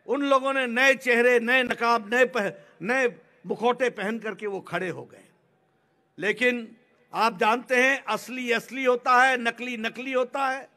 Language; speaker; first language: Hindi; native; Hindi